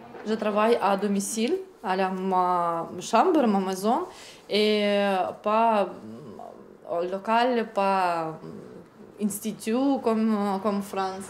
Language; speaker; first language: French; non-native, learner; Ukrainian